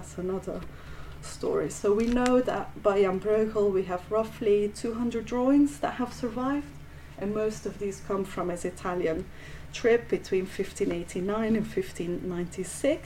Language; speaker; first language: English; non-native, fluent; Dutch